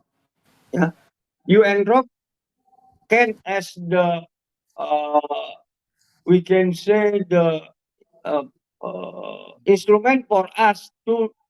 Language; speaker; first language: English; non-native, learner; Indonesian